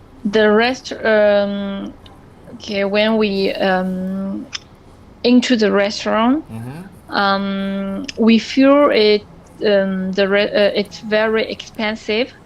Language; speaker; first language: English; non-native, learner; French